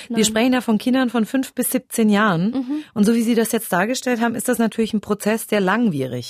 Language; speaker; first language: German; native; German